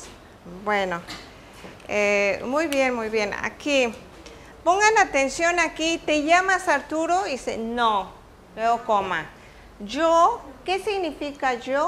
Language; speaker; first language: Spanish; native; Spanish